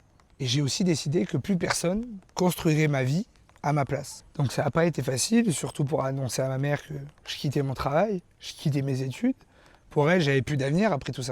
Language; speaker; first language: French; native; French